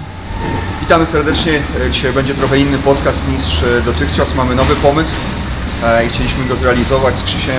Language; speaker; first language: Polish; native; Polish